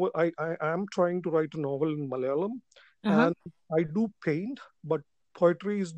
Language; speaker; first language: English; non-native, local second language; Malayalam